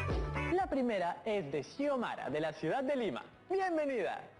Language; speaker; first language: Spanish; native; Spanish